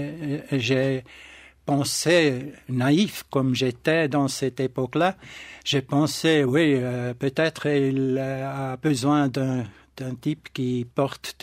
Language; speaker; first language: French; non-native, local second language; German